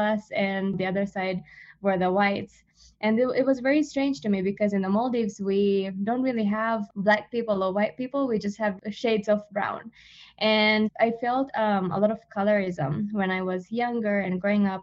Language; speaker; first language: English; non-native, fluent; Divehi